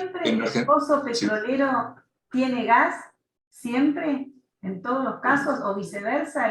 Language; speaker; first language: Spanish; native; Spanish